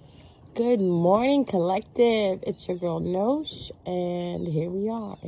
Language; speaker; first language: English; native; English